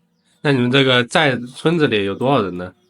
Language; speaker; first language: Chinese; native; Chinese